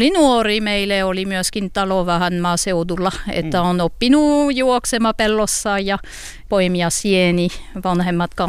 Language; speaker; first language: Finnish; non-native, learner; French